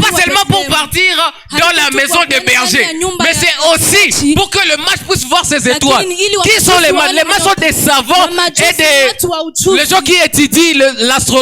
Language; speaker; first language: French; non-native, local second language; Swahili